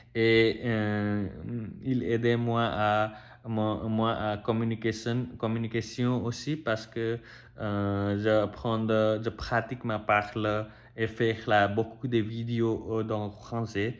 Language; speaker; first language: French; non-native, learner; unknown